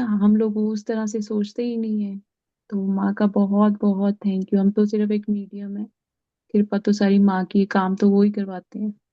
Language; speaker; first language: Hindi; native; Hindi